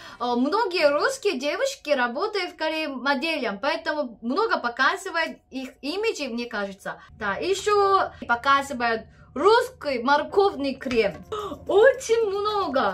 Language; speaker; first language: Russian; non-native, learner; Korean